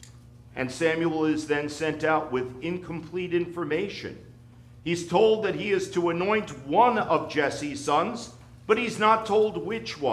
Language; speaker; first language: English; native; English